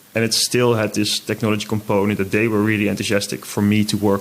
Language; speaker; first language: English; non-native, fluent; Dutch